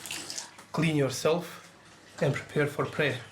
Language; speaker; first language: English; non-native, fluent; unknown